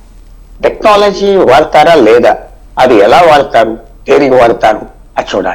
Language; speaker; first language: Telugu; native; Telugu